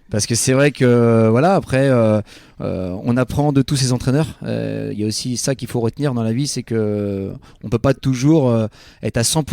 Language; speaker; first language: French; native; French